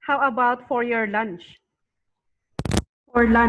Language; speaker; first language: English; non-native, fluent; Thai